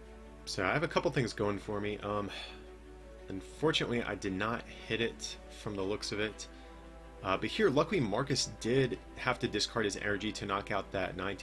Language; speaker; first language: English; native; English